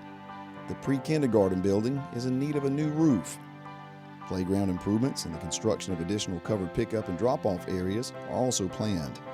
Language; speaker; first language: English; native; English